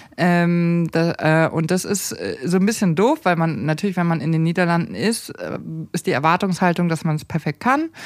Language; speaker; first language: German; native; German